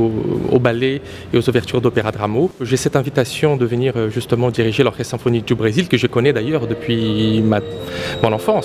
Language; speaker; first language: French; non-native, fluent; Portuguese